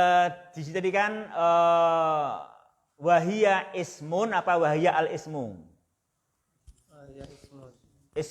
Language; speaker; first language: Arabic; non-native, fluent; Indonesian